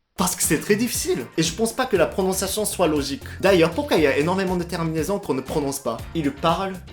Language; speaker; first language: French; non-native, fluent; Japanese